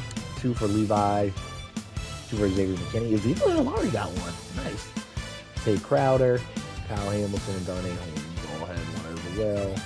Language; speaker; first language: English; native; English